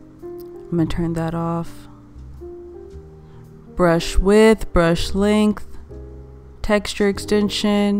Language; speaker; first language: English; native; English